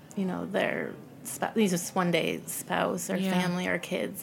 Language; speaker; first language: English; native; English